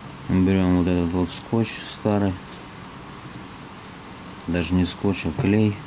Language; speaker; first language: Russian; native; Russian